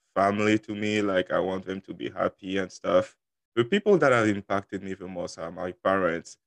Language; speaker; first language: English; non-native, fluent; French